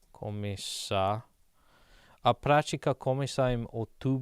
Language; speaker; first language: Portuguese; non-native, learner; English